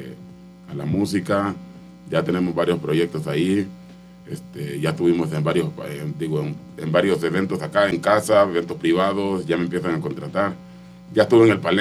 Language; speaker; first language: Spanish; non-native, local second language; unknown